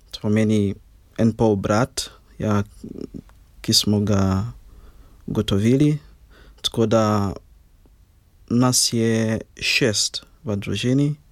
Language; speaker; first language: Slovenian; non-native, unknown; Ganda